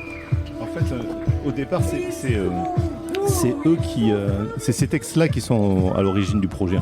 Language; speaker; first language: French; native; French